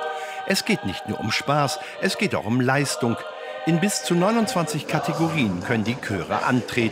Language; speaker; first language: German; native; German